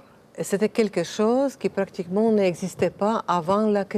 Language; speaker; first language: French; non-native, fluent; Latvian